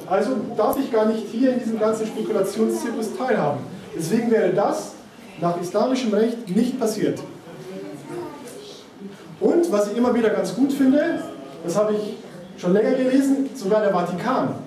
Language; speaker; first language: German; native; German